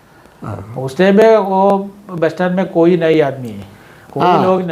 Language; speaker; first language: Hindi; non-native, local second language; Malayalam